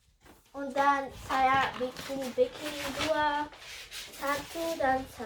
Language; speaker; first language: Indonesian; early bilingual, heritage; Indonesian